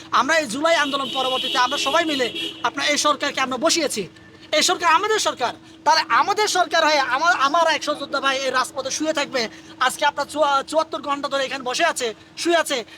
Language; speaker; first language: Bangla; non-native, local second language; Marma